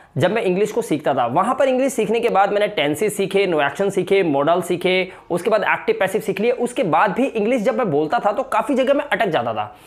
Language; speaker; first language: Hindi; native; Hindi